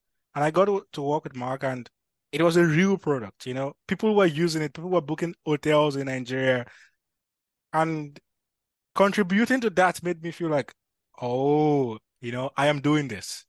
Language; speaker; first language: English; non-native, local second language; Yoruba